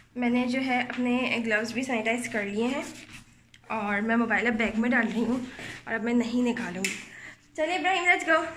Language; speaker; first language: Urdu; native; Urdu